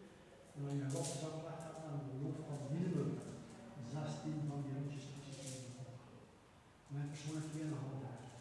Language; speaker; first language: Dutch; native; Dutch